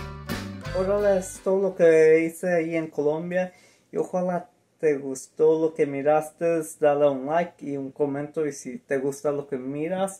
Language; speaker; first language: Spanish; non-native, learner; English